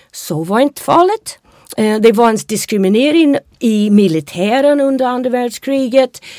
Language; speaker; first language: Swedish; non-native, fluent; English